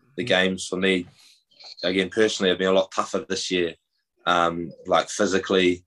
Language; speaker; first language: English; native; English